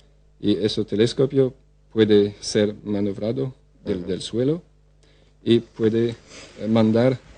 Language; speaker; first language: Spanish; non-native, fluent; French